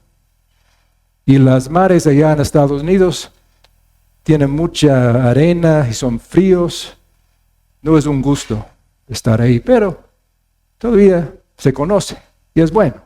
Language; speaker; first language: Spanish; non-native, fluent; English